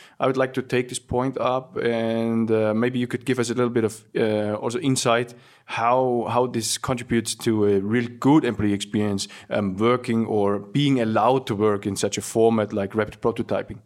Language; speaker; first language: English; non-native, fluent; German